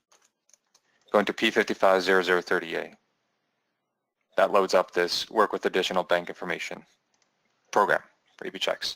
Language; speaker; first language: English; native; English